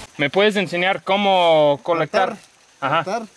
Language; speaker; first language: Spanish; non-native, learner; English